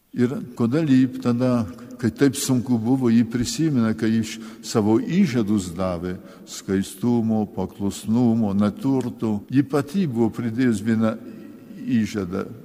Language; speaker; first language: Lithuanian; early bilingual, heritage; Lithuanian